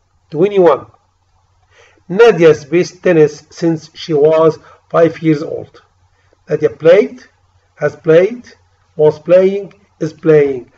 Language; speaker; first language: English; non-native, fluent; Arabic